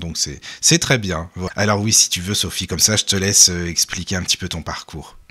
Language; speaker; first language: French; native; French